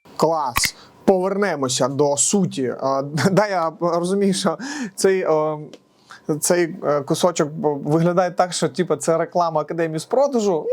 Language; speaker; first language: Ukrainian; non-native, local second language; Russian